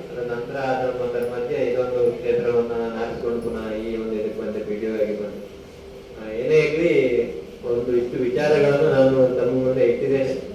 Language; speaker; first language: Kannada; non-native, local second language; Tulu